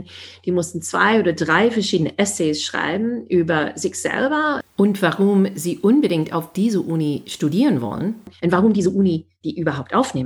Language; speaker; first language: German; non-native, fluent; English